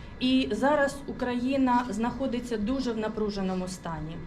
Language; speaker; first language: Ukrainian; non-native, local second language; Russian